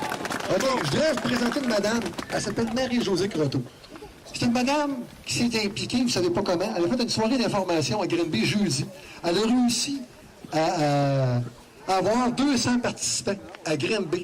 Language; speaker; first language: French; native; French